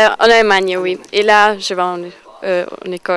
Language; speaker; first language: French; non-native, learner; German